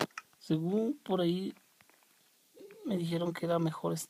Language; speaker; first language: Spanish; native; Spanish